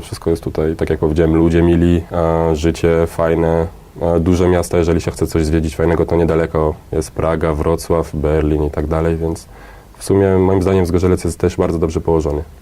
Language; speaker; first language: Polish; early bilingual, heritage; Polish